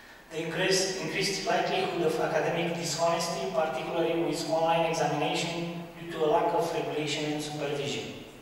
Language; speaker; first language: English; non-native, fluent; Romanian